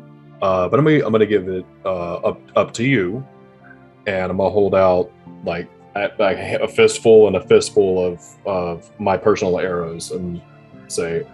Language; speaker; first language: English; native; English